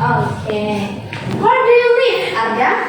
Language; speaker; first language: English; non-native, fluent; Indonesian